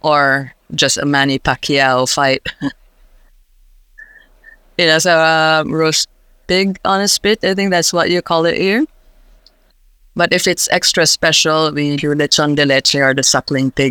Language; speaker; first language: English; non-native, local second language; Hiligaynon